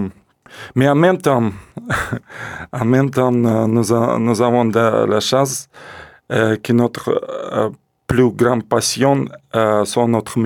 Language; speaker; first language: French; non-native, learner; Russian